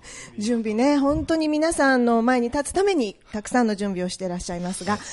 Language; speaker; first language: Japanese; native; Japanese